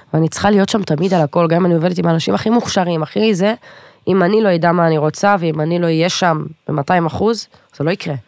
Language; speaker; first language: Hebrew; native; Hebrew